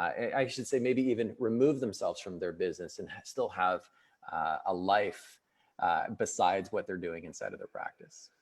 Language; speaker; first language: English; native; English